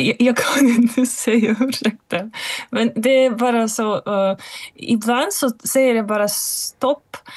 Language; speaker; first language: Swedish; non-native, fluent; Russian